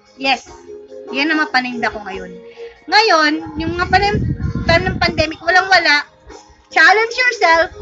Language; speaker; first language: Filipino; native; Filipino